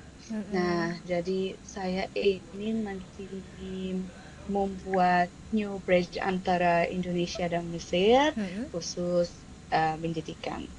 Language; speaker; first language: Indonesian; non-native, fluent; Arabic